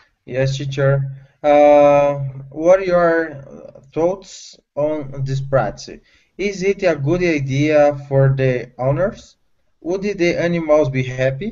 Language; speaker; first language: English; non-native, learner; Spanish